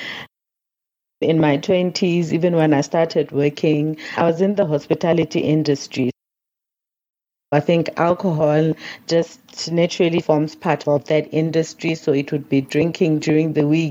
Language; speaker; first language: English; non-native, local second language; Tswana